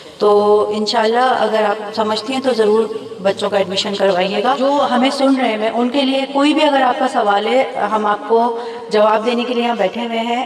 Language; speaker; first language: Urdu; native; Urdu